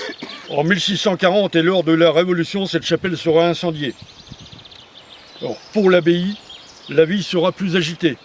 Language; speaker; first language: French; native; French